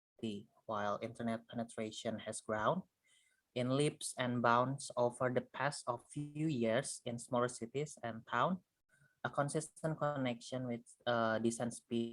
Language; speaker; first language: English; non-native, learner; Indonesian